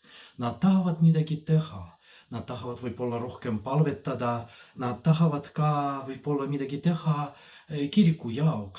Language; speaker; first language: Estonian; non-native, fluent; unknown